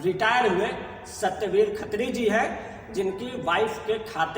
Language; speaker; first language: Hindi; native; Hindi